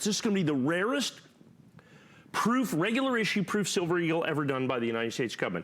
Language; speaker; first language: English; native; English